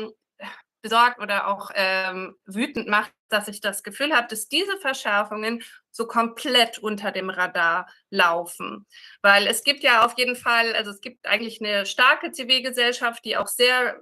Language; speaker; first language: German; native; German